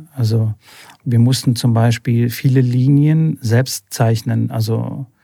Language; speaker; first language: German; early bilingual, other home language; Bulgarian